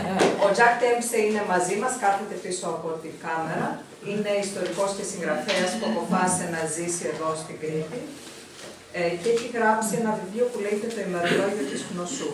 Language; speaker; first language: Greek; native; Greek